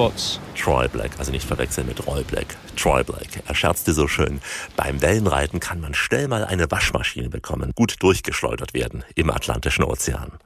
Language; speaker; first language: German; native; German